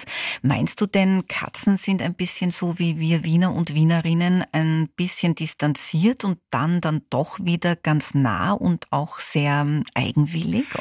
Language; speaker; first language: German; native; German